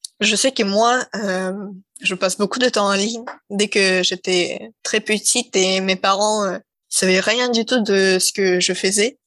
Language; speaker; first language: French; non-native, fluent; Russian